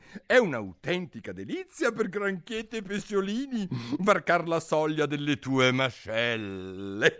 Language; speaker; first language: Italian; native; Italian